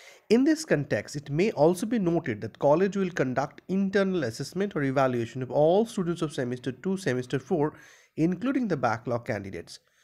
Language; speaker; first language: English; non-native, local second language; Bangla